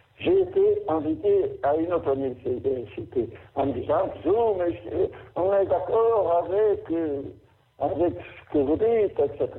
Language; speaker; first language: French; non-native, fluent; Portuguese